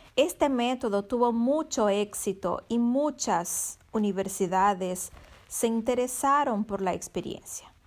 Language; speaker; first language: Spanish; non-native, fluent; Portuguese